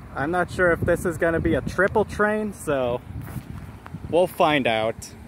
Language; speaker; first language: English; native; English